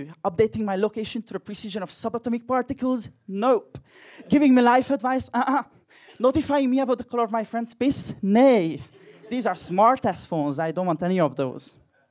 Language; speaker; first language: English; non-native, fluent; Hungarian